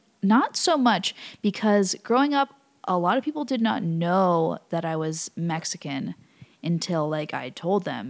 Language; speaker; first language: English; early bilingual, other home language; Spanish